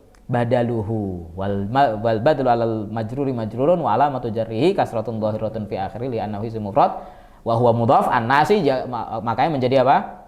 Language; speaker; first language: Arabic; non-native, fluent; Indonesian